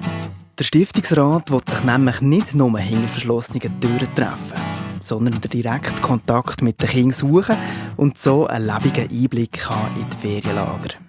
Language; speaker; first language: German; native; German